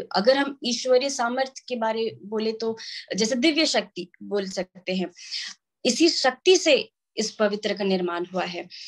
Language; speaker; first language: Hindi; non-native, local second language; Santali